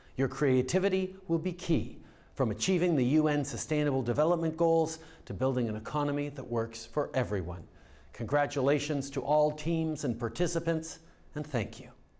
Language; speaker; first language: English; native; English